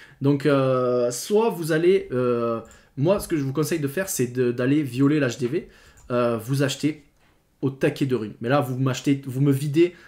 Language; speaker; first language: French; native; French